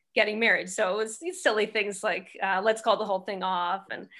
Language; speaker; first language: English; native; English